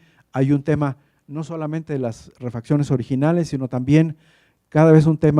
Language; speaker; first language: Spanish; native; Spanish